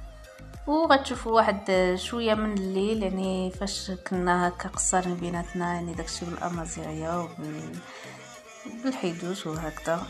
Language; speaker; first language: Arabic; native; Arabic